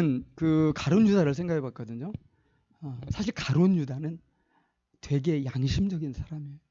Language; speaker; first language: Korean; native; Korean